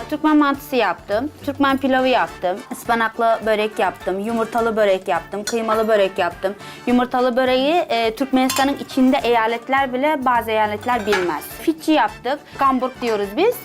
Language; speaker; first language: Turkish; non-native, fluent; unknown